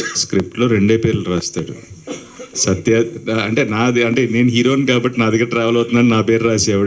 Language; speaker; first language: Telugu; native; Telugu